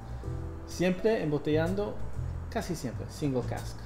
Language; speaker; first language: Spanish; non-native, fluent; English